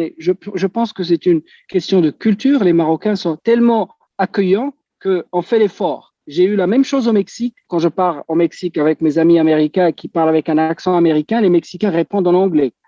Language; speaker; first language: French; non-native, local second language; Arabic